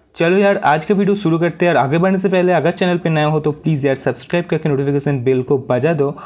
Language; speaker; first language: Hindi; native; Hindi